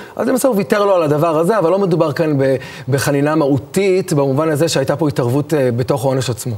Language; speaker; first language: Hebrew; native; Hebrew